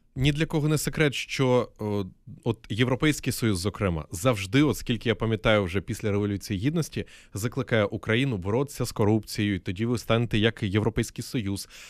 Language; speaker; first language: Ukrainian; native; Ukrainian